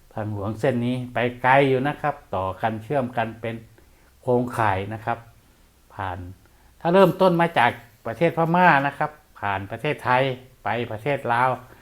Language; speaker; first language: Thai; non-native, local second language; Northeastern Thai